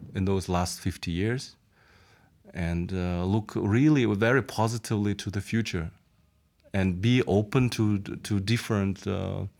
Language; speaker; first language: English; non-native, fluent; Mongolian